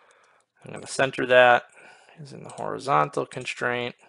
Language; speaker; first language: English; native; English